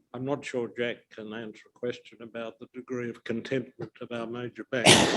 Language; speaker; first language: English; native; English